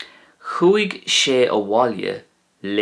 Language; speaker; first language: Irish; non-native, local second language; English